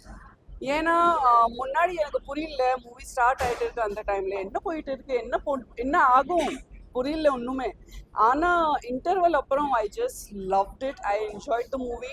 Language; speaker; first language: Tamil; non-native, local second language; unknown